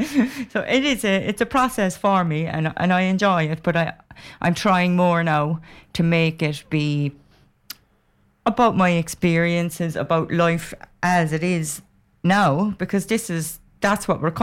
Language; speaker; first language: English; native; English